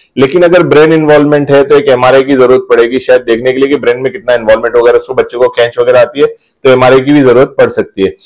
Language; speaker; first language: Hindi; non-native, local second language; Gujarati